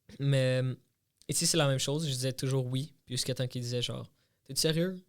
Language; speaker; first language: French; early bilingual, other home language; Portuguese